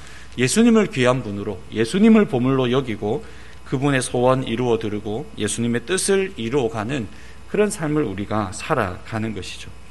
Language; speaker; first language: Korean; native; Korean